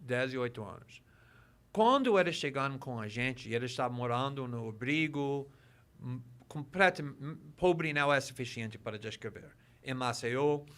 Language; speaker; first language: Portuguese; non-native, fluent; English